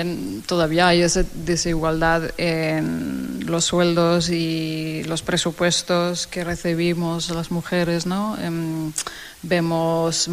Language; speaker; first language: Spanish; non-native, fluent; Danish